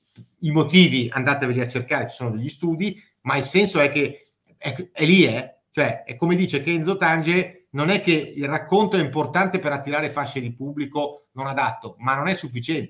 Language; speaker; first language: Italian; native; Italian